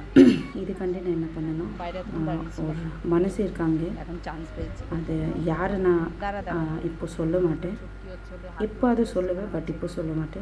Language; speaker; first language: Tamil; non-native, local second language; Bangla